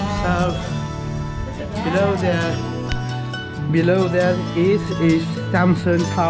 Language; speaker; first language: English; non-native, learner; Vietnamese